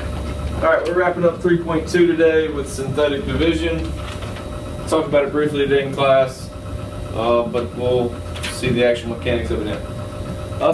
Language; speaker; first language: English; native; English